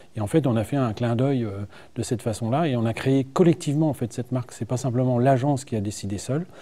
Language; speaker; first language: French; native; French